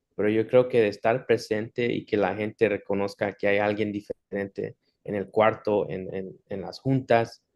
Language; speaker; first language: Spanish; early bilingual, heritage; Spanish